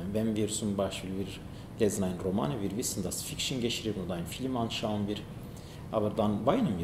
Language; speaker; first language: German; non-native, learner; Zaza